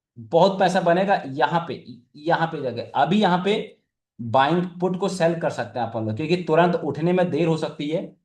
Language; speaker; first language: Hindi; native; Hindi